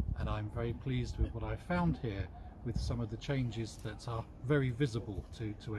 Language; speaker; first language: English; native; English